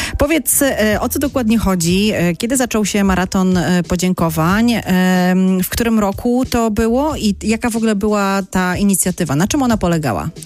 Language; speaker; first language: Polish; native; Polish